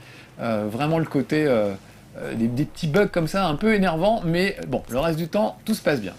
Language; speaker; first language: French; native; French